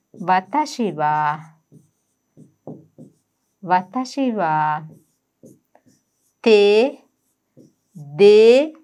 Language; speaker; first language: Japanese; non-native, fluent; Sinhala